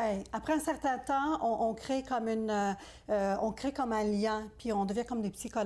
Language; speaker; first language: French; native; French